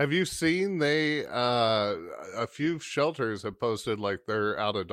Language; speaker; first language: English; native; English